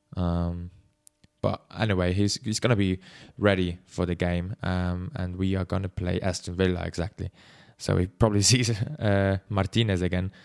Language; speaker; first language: English; non-native, fluent; Swiss German